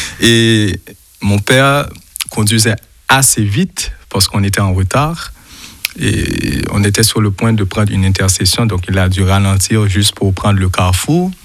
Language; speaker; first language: French; non-native, local second language; Haitian Creole